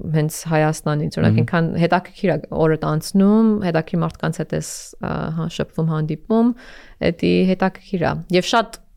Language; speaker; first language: Armenian; early bilingual, heritage; Armenian